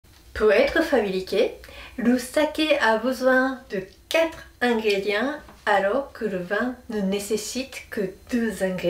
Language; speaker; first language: French; non-native, fluent; Japanese